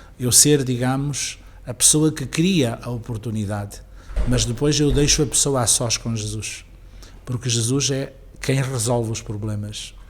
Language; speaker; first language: Portuguese; native; Portuguese